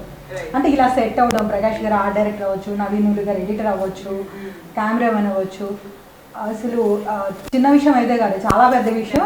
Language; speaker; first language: Telugu; native; Telugu